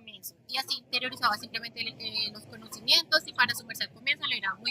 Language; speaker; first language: Spanish; native; Spanish